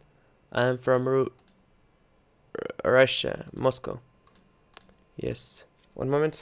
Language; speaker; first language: English; non-native, fluent; Russian